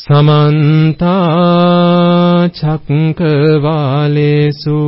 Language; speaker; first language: Indonesian; non-native, fluent; Spanish